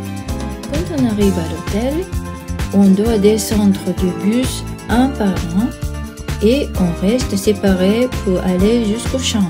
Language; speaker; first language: French; non-native, fluent; Japanese